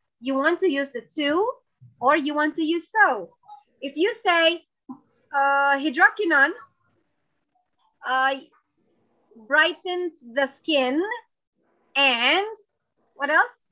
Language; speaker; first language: English; non-native, fluent; Indonesian